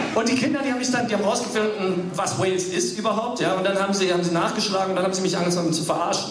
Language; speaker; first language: German; early bilingual, other home language; English